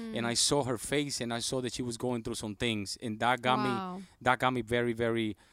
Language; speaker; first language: English; non-native, fluent; Spanish